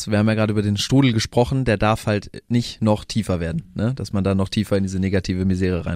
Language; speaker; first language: German; native; German